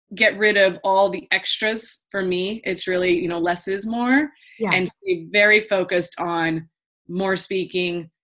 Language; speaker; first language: English; native; English